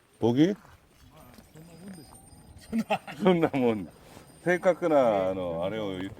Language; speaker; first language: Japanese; non-native, fluent; Korean